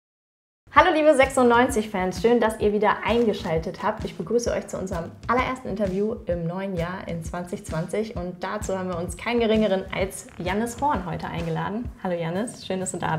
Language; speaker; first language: German; native; German